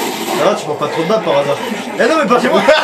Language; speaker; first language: French; native; French